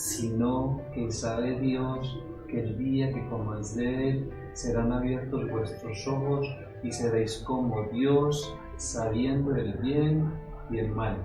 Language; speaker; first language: Spanish; native; Spanish